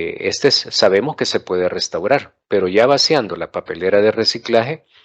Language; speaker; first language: Spanish; native; Spanish